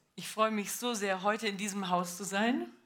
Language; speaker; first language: German; non-native, learner; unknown